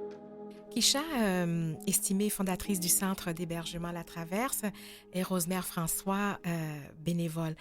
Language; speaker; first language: French; native; French